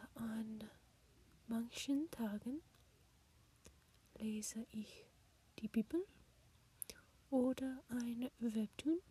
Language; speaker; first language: German; non-native, learner; English